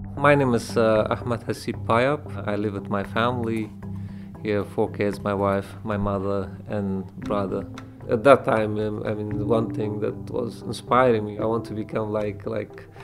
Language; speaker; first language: English; non-native, fluent; Persian